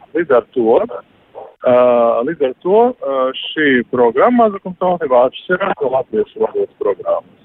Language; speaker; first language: Latvian; non-native, local second language; Russian